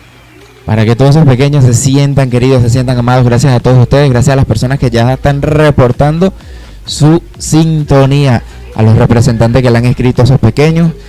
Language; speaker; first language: Spanish; native; Spanish